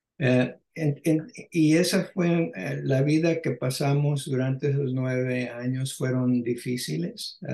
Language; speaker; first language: Spanish; early bilingual, heritage; Spanish